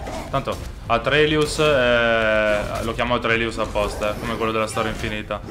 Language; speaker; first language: Italian; native; Italian